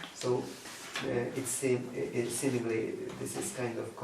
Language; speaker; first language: English; non-native, fluent; Hungarian